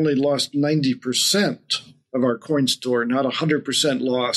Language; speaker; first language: English; native; English